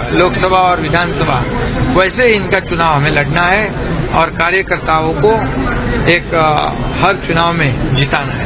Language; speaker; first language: Hindi; non-native, local second language; Marathi